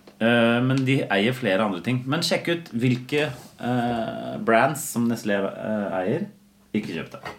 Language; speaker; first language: Norwegian; native; Norwegian